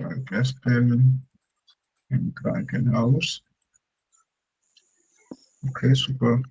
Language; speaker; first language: German; non-native, fluent; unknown